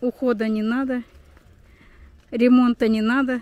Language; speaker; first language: Russian; non-native, local second language; Kazakh